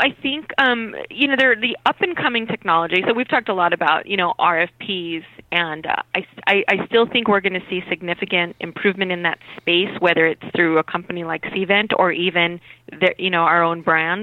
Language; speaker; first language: English; native; English